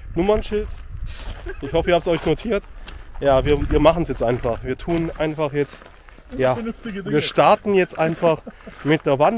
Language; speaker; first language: German; native; German